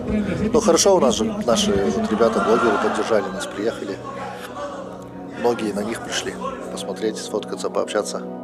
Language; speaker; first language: Russian; native; Russian